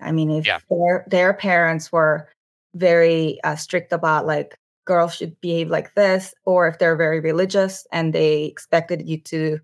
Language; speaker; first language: English; non-native, fluent; Korean